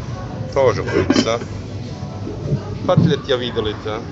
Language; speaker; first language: Russian; non-native, learner; Turkish